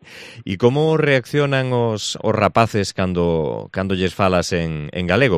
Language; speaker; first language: Galician; native; Galician